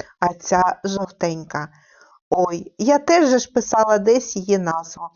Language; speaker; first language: Ukrainian; native; Ukrainian